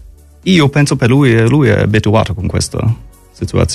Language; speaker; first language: Italian; non-native, learner; English